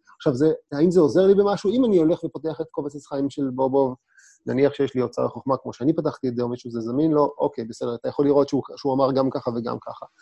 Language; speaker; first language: Hebrew; native; Hebrew